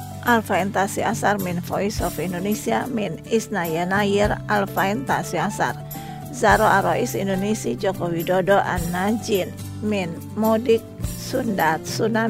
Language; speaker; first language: Arabic; non-native, learner; Indonesian